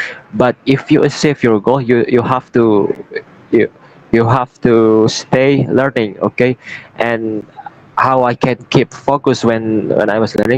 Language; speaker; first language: English; non-native, learner; Indonesian